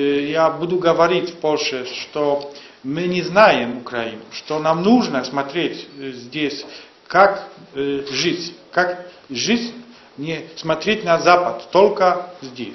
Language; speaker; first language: Russian; non-native, learner; Polish